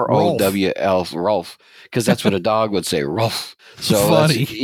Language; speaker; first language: English; native; English